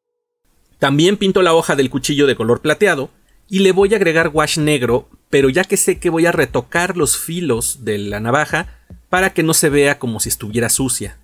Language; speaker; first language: Spanish; native; Spanish